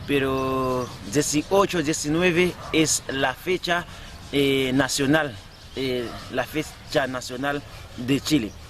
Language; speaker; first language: Spanish; non-native, learner; Haitian Creole